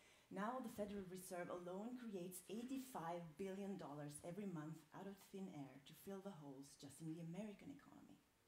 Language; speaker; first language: English; non-native, fluent; Swedish